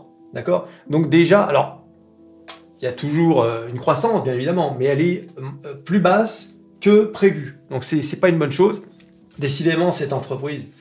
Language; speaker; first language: French; native; French